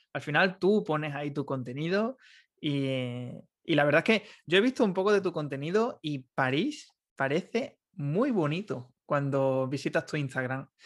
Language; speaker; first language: Spanish; native; Spanish